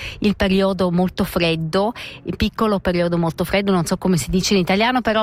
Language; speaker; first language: Italian; non-native, local second language; German